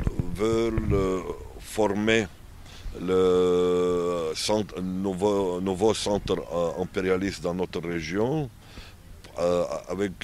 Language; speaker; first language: French; non-native, learner; Arabic